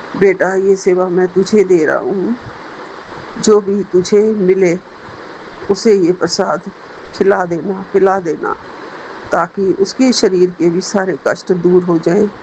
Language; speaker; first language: Hindi; native; Hindi